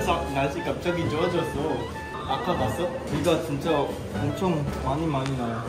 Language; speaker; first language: Korean; non-native, learner; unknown